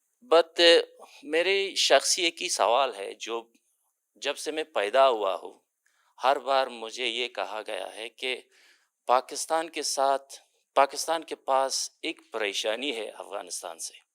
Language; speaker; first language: Hindi; non-native, fluent; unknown